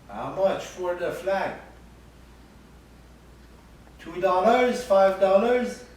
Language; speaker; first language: English; non-native, learner; French